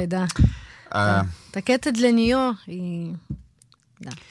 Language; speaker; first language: Russian; early bilingual, heritage; Hebrew